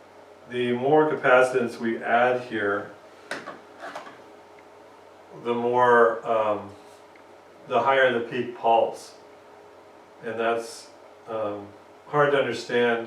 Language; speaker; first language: English; native; English